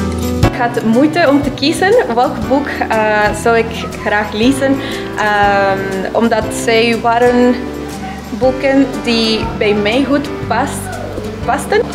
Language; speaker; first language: Dutch; non-native, learner; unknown